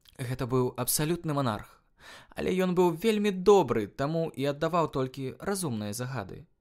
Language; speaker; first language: Belarusian; native; Belarusian